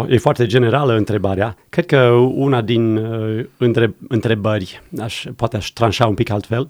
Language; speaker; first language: Romanian; non-native, fluent; English